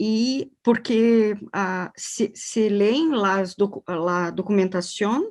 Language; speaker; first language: Spanish; non-native, learner; Portuguese